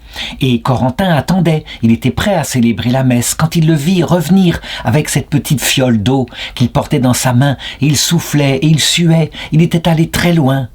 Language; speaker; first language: French; native; French